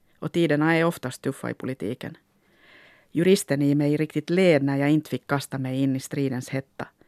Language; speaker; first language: Swedish; non-native, local second language; Finnish